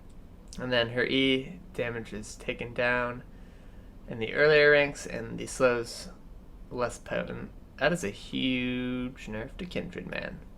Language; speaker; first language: English; native; English